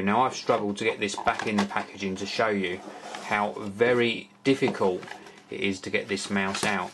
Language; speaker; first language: English; native; English